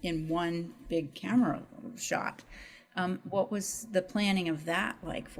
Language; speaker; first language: English; native; English